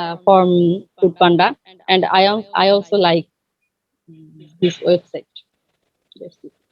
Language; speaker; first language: English; non-native, learner; Bangla